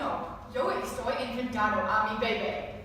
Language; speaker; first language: Spanish; non-native, learner; English